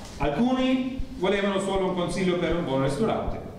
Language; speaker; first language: Italian; non-native, learner; German